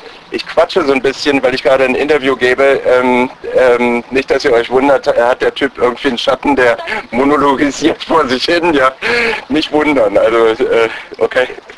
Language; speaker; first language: German; native; German